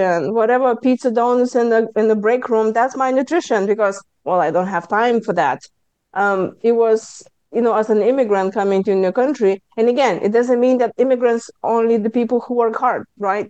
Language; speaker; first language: English; non-native, fluent; Lithuanian